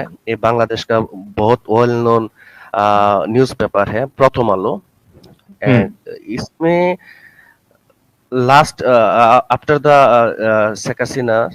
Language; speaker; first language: Hindi; non-native, fluent; Bangla